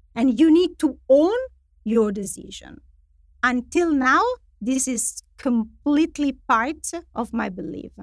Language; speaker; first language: English; non-native, fluent; Italian